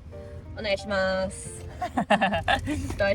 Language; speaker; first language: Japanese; non-native, learner; English